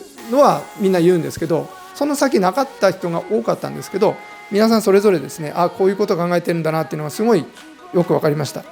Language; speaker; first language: Japanese; native; Japanese